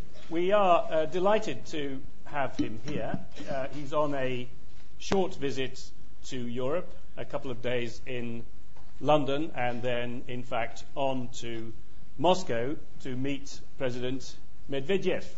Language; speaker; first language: English; native; English